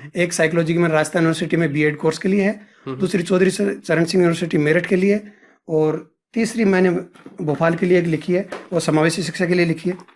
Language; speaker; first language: Hindi; native; Hindi